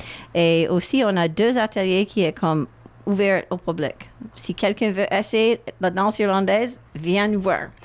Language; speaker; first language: French; non-native, local second language; English